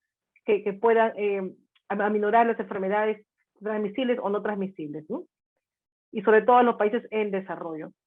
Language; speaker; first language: Spanish; native; Spanish